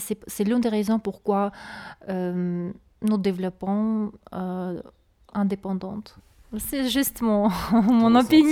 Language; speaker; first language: French; non-native, learner; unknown